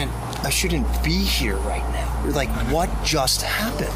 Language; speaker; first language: English; native; English